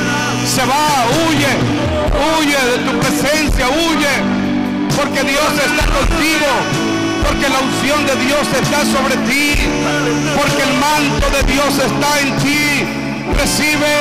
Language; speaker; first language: Spanish; native; Spanish